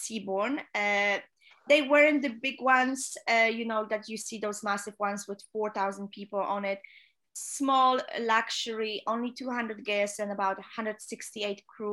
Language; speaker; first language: English; non-native, fluent; Polish